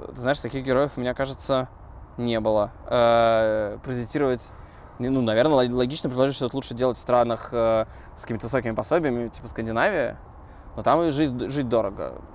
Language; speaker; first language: Russian; native; Russian